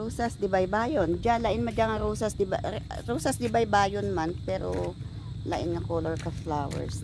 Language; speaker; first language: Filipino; non-native, local second language; Hiligaynon